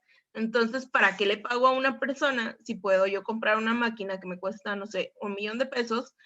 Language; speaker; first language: Spanish; native; Spanish